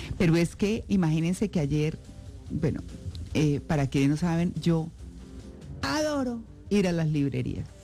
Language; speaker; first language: Spanish; native; Spanish